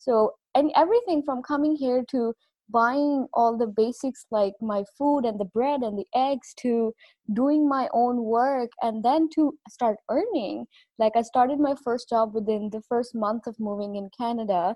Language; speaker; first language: English; non-native, local second language; Punjabi